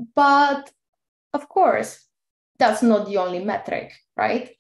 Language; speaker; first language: English; non-native, fluent; Bulgarian